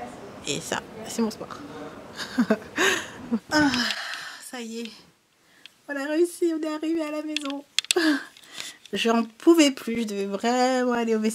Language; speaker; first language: French; native; French